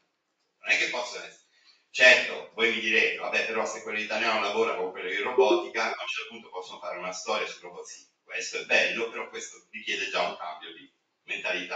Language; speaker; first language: Italian; native; Italian